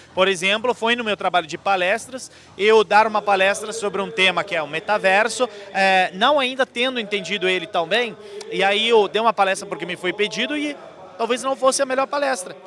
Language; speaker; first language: Portuguese; non-native, fluent; Italian